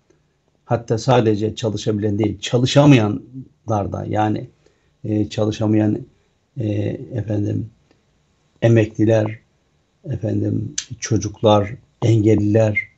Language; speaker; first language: Turkish; native; Turkish